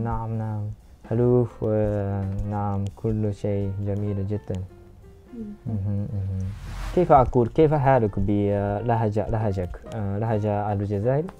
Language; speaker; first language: Arabic; non-native, learner; Japanese